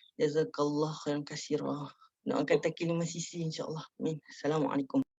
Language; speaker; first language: Malay; native; Malay